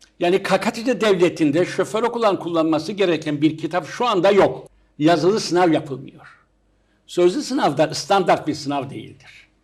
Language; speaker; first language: Turkish; native; Turkish